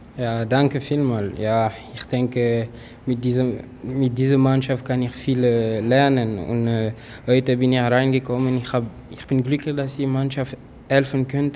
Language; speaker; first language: German; non-native, learner; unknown